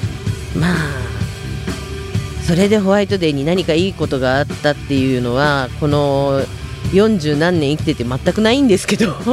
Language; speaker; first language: Japanese; native; Japanese